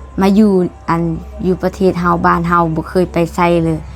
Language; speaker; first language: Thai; non-native, learner; Lao